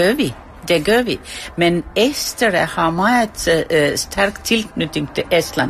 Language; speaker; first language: Danish; non-native, fluent; Estonian